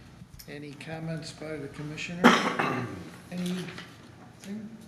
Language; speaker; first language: English; native; English